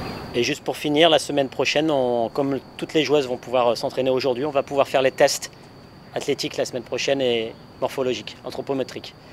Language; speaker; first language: French; native; French